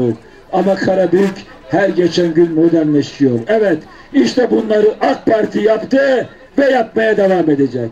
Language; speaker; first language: Turkish; native; Turkish